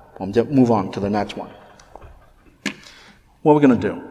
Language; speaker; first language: English; non-native, fluent; Chinese